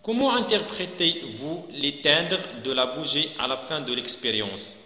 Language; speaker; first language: French; non-native, local second language; Arabic